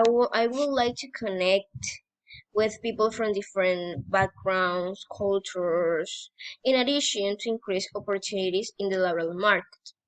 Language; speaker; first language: English; non-native, learner; Spanish